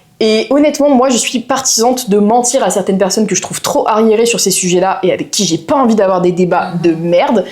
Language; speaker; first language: French; native; French